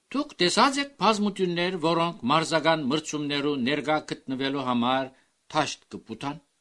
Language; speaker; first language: Armenian; early bilingual, heritage; Armenian